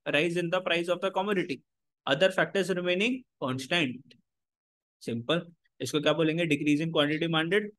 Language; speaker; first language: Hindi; native; Hindi